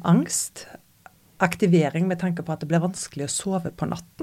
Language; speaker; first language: Norwegian; native; Norwegian